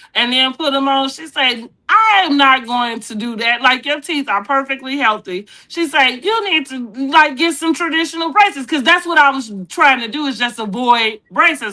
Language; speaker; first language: English; native; English